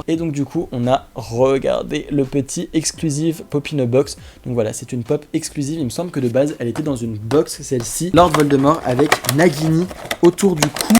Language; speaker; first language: French; native; French